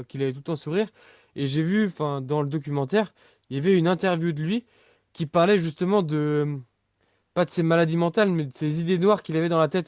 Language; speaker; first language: French; native; French